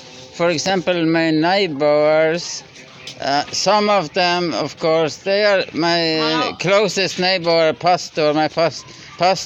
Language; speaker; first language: English; non-native, learner; Norwegian